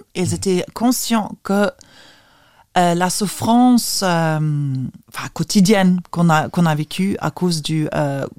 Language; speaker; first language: French; non-native, fluent; Lithuanian